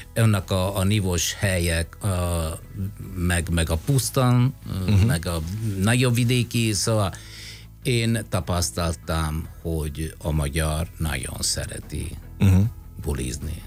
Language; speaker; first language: Hungarian; non-native, learner; Italian